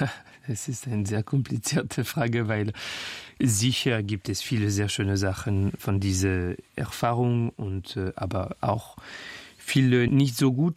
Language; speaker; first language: German; non-native, fluent; French